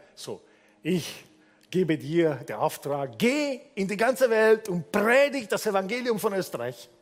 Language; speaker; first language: German; non-native, fluent; Italian